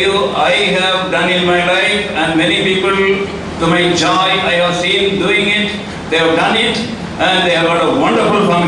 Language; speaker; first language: English; non-native, local second language; Telugu